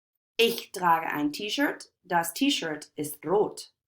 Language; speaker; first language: German; non-native, fluent; English